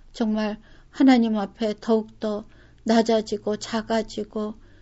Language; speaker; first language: Korean; native; Korean